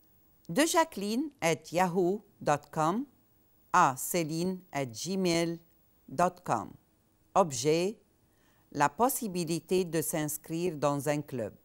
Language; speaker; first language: French; non-native, fluent; Arabic